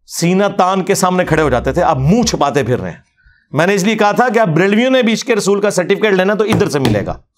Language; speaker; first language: Urdu; non-native, local second language; Punjabi